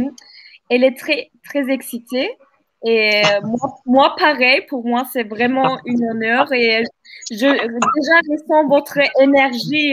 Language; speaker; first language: French; non-native, fluent; Turkish